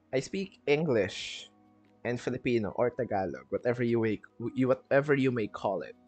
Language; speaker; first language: English; non-native, local second language; Filipino